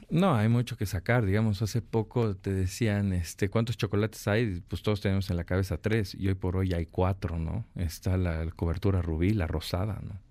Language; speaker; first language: Spanish; native; Spanish